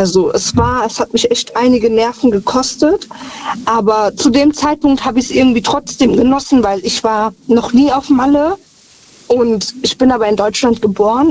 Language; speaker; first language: German; native; German